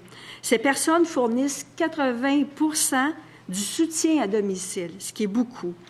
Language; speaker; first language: French; native; French